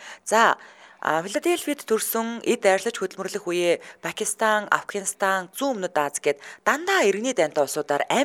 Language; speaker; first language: Mongolian; native; Mongolian